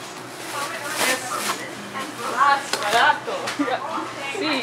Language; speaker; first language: Spanish; non-native, learner; English